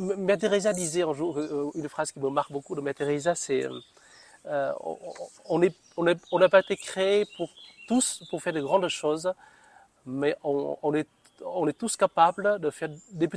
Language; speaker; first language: French; non-native, fluent; Vietnamese